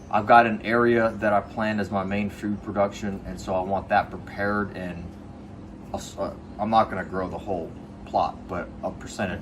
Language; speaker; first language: English; native; English